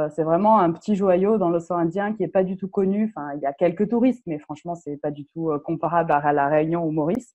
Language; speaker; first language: French; non-native, local second language; Arabic